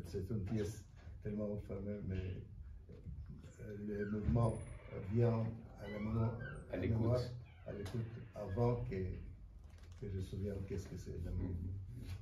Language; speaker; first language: French; non-native, fluent; Russian